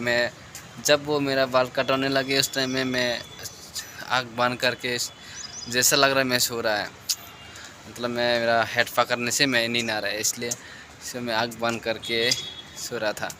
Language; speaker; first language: Hindi; non-native, local second language; Kok Borok